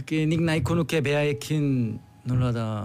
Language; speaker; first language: Basque; non-native, learner; Korean